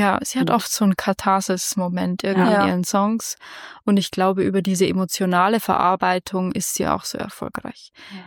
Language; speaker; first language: German; native; German